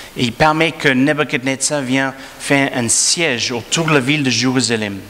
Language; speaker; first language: French; non-native, fluent; English